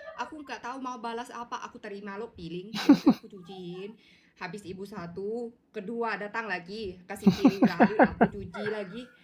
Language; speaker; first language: Indonesian; non-native, learner; Thai